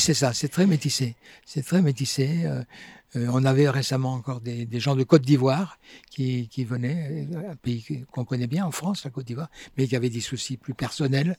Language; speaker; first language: French; native; French